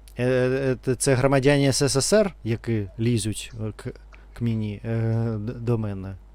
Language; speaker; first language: Ukrainian; non-native, local second language; Russian